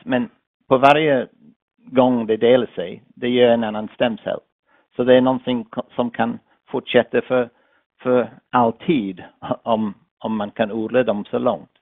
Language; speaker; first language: Swedish; non-native, fluent; English